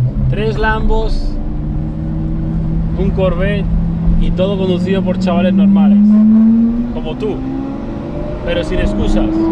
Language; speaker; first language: Spanish; native; Spanish